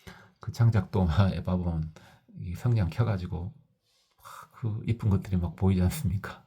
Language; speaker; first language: Korean; native; Korean